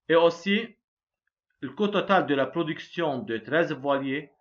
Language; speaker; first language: French; non-native, local second language; Arabic